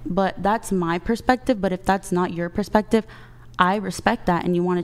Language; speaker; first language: English; early bilingual, other home language; Portuguese